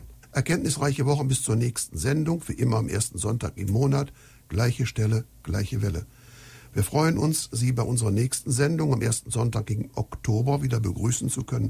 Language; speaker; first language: German; native; German